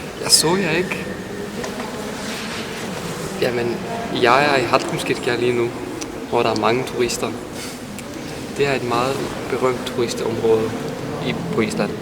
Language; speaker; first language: Danish; non-native, learner; Icelandic